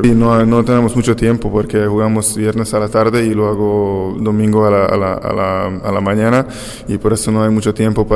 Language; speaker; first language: Spanish; non-native, fluent; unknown